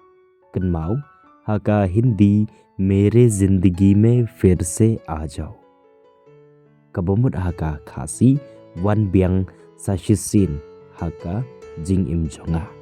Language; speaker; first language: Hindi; non-native, local second language; Khasi